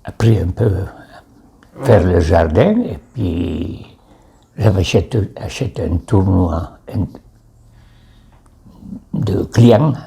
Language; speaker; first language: French; non-native, local second language; Basque